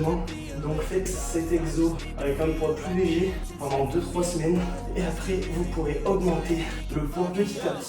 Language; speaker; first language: French; native; French